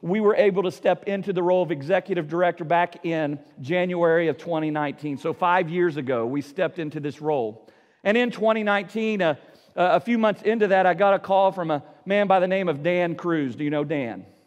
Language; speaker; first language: English; native; English